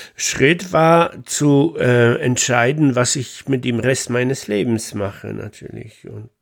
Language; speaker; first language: German; non-native, fluent; Polish